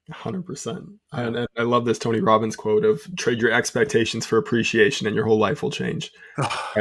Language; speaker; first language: English; native; English